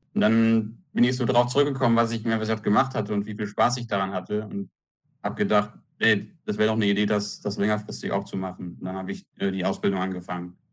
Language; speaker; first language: German; native; German